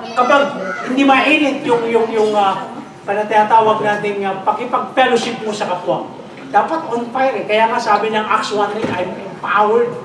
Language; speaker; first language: Filipino; non-native, local second language; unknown